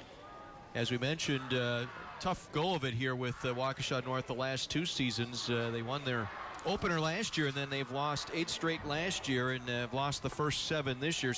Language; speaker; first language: English; native; English